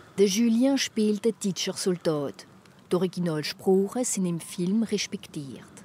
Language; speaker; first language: German; non-native, local second language; Swiss German